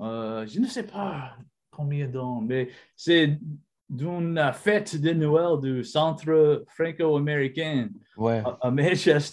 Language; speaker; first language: French; non-native, learner; English